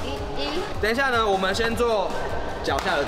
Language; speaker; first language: Chinese; native; Chinese